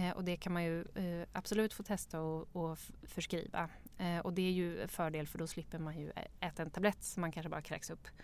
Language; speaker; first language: Swedish; native; Swedish